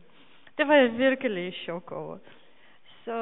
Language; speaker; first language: Danish; non-native, fluent; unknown